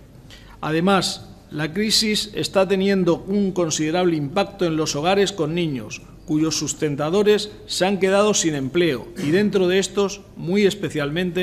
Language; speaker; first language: Spanish; native; Spanish